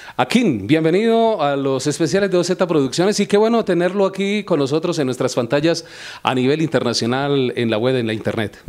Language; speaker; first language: Spanish; native; Spanish